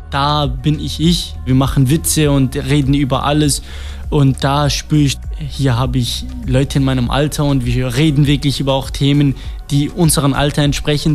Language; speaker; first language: German; non-native, fluent; Kurdish